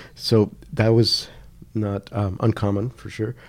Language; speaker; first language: English; non-native, fluent; Spanish